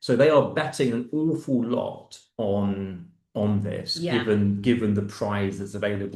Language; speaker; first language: English; native; English